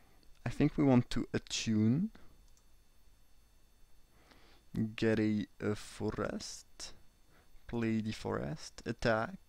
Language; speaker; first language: English; non-native, fluent; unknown